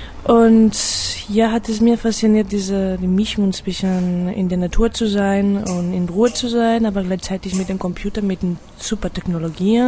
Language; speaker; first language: German; non-native, fluent; Spanish